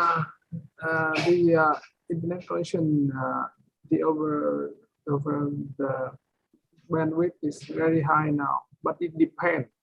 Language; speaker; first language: English; non-native, fluent; Vietnamese